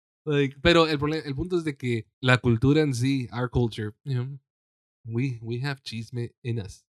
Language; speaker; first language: Spanish; early bilingual, heritage; Spanish